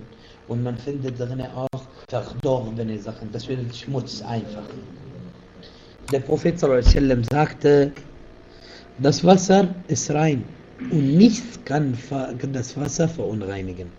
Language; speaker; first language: German; non-native, fluent; Arabic